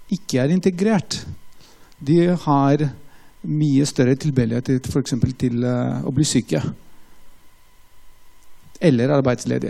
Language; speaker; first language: Norwegian; non-native, fluent; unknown